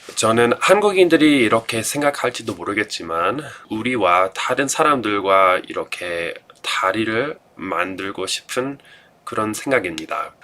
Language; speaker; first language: Korean; non-native, fluent; English